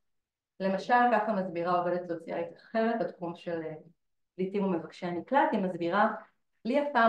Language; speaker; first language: Hebrew; native; Hebrew